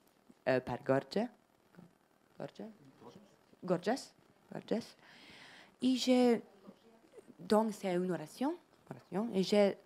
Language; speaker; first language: French; non-native, learner; Italian